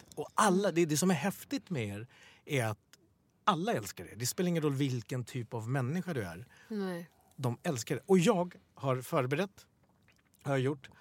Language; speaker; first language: Swedish; early bilingual, other home language; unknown